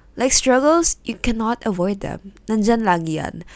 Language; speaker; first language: English; non-native, local second language; Filipino